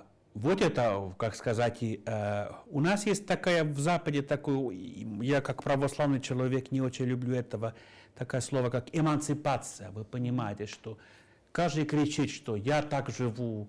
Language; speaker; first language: Russian; non-native, fluent; Finnish